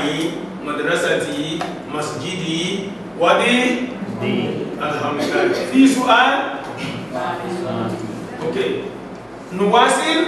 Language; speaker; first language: Arabic; non-native, fluent; Malay